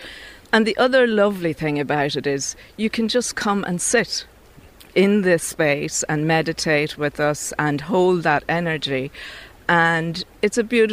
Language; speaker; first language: English; native; English